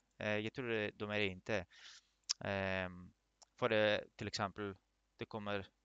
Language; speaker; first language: Swedish; non-native, fluent; Greek